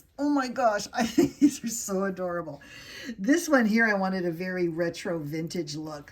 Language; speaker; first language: English; native; English